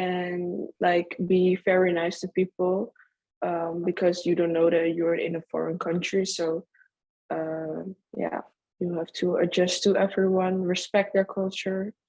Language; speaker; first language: English; non-native, fluent; Dutch